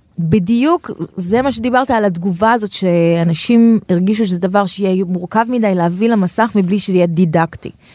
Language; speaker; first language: Hebrew; non-native, local second language; Arabic